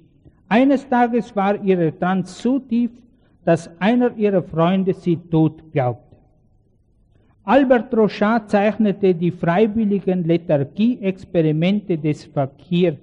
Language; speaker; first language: German; native; German